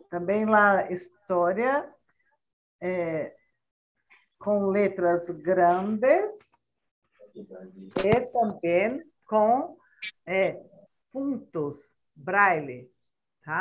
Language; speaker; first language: Spanish; non-native, learner; Portuguese